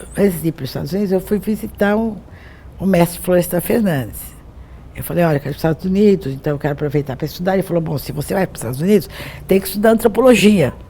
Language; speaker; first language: Portuguese; native; Portuguese